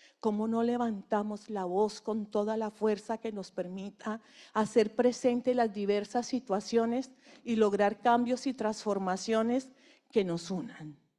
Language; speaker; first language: Spanish; native; Spanish